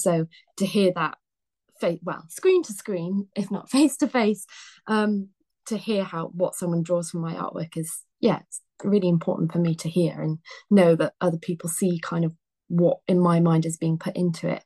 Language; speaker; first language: English; native; English